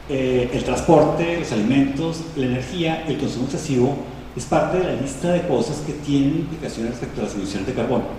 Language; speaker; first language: Spanish; native; Spanish